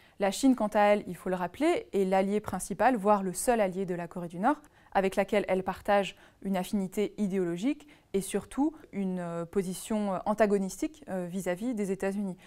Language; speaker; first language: French; native; French